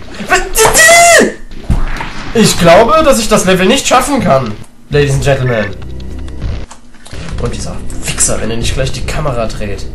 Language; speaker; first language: German; native; German